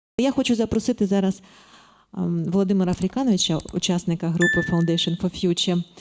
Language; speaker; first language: Ukrainian; native; Ukrainian